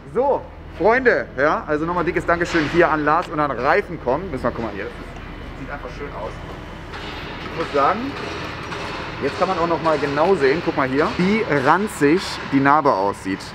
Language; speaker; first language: German; native; German